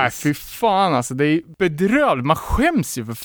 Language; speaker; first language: Swedish; native; Swedish